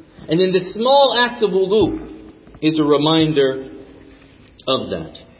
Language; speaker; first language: English; native; English